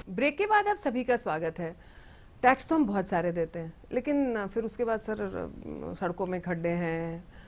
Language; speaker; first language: Hindi; native; Hindi